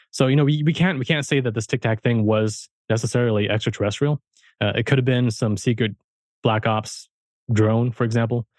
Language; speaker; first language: English; early bilingual, heritage; German